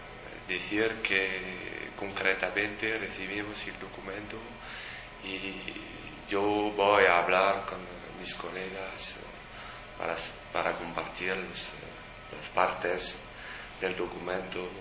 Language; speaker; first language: Spanish; non-native, fluent; French